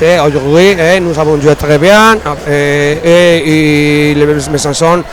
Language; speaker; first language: French; non-native, fluent; Spanish